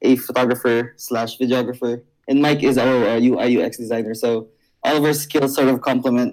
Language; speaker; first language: English; non-native, local second language; Hiligaynon